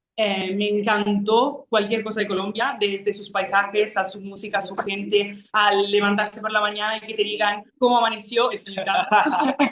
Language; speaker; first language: Spanish; non-native, fluent; Italian